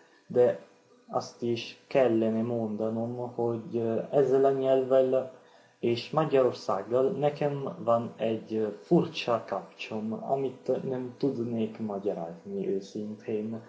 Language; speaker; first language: Hungarian; non-native, learner; Italian